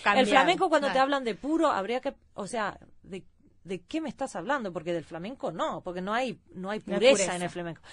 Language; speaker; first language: Spanish; early bilingual, heritage; Swedish